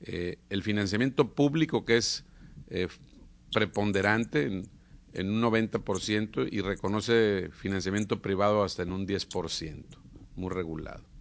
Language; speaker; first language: Spanish; native; Spanish